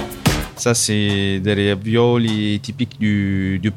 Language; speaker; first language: French; non-native, fluent; Italian